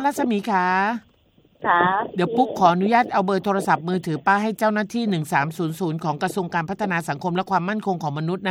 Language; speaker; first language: Thai; native; Thai